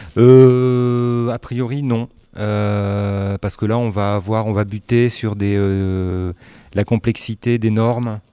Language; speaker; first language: French; native; French